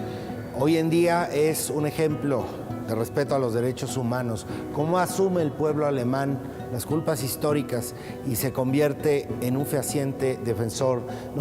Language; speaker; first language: Spanish; native; Spanish